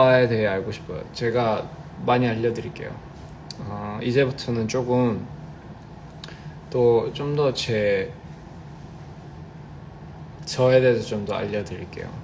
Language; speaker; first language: Korean; early bilingual, heritage; Korean